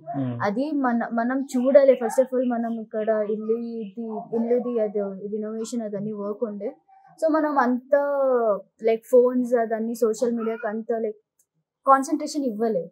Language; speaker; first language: Telugu; non-native, local second language; Kannada